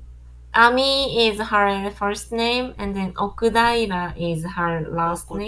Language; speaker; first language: English; non-native, learner; Japanese